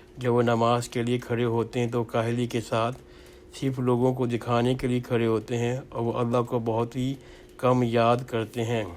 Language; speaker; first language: Urdu; native; Urdu